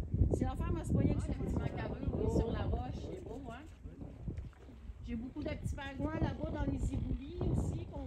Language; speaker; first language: French; native; French